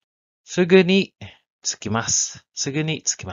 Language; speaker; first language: Japanese; non-native, learner; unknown